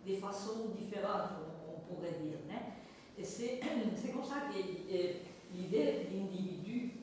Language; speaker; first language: French; non-native, fluent; Spanish